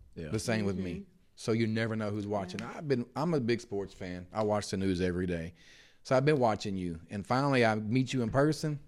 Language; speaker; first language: English; native; English